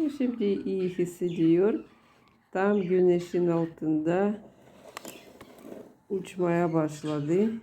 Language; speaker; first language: Turkish; non-native, learner; Russian